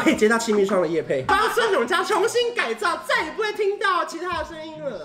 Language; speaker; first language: Chinese; native; Chinese